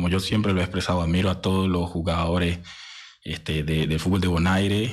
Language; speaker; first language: Spanish; native; Spanish